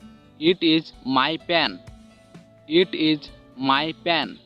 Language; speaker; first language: English; non-native, local second language; Odia